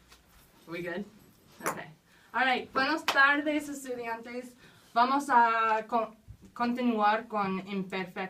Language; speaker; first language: Spanish; non-native, fluent; English